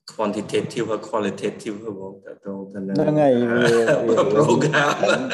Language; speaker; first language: Khmer; native; Khmer